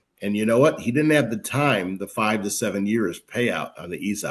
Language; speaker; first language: English; native; English